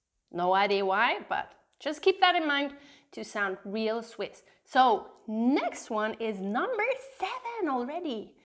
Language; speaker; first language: English; non-native, fluent; Swiss German